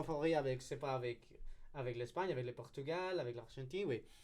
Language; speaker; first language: French; non-native, learner; Spanish